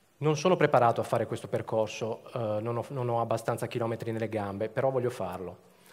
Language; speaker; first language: Italian; native; Italian